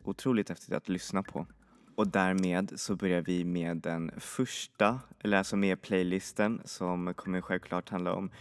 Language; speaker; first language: Swedish; native; Swedish